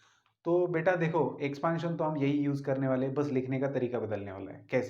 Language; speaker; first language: Hindi; native; Hindi